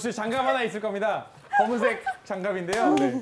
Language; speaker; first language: Korean; native; Korean